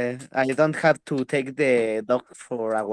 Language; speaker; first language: English; non-native, learner; Spanish